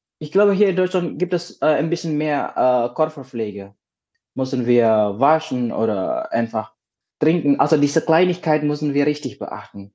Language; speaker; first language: German; non-native, learner; Indonesian